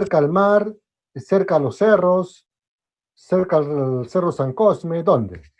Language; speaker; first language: Spanish; native; Spanish